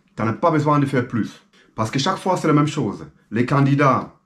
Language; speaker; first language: French; non-native, fluent; German